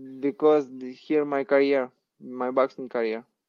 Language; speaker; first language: English; non-native, learner; Ukrainian